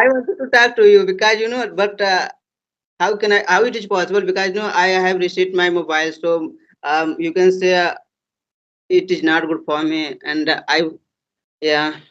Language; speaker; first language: English; non-native, learner; Hindi